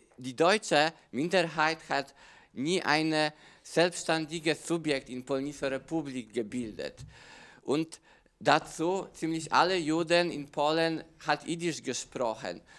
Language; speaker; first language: German; non-native, learner; Polish